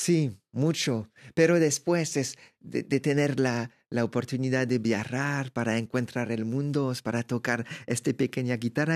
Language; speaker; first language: Spanish; non-native, learner; French